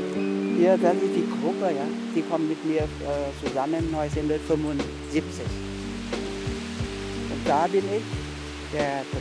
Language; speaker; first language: German; non-native, learner; Vietnamese